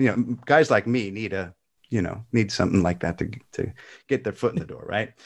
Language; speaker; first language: English; native; English